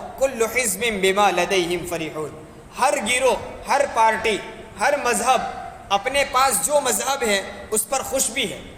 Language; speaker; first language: Urdu; native; Urdu